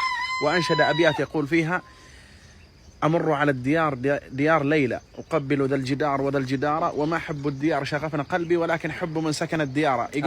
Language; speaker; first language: Arabic; native; Arabic